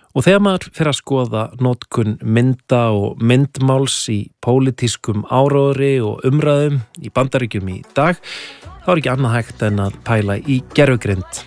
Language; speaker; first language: Icelandic; native; Icelandic